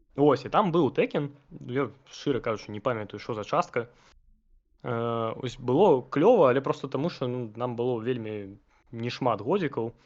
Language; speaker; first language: Belarusian; non-native, local second language; Russian